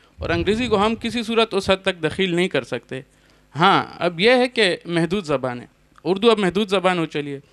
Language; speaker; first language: Urdu; non-native, local second language; Northern Hindko